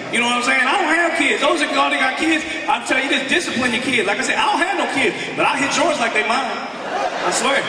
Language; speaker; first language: English; native; English